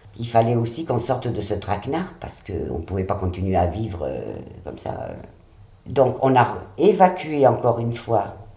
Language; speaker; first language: French; early bilingual, other home language; Catalan